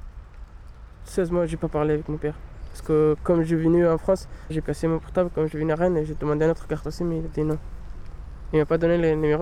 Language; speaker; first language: French; non-native, learner; Pashto